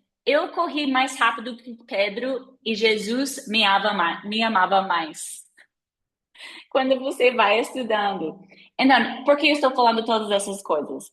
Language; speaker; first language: Portuguese; non-native, fluent; English